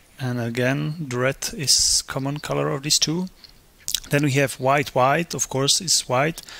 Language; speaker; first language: English; non-native, fluent; Czech